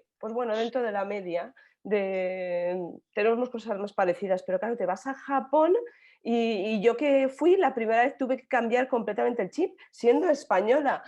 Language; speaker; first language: Spanish; native; Spanish